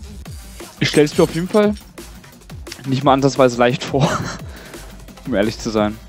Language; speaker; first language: German; native; German